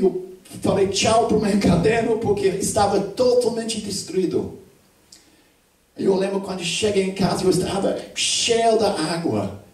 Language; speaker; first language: Portuguese; non-native, fluent; English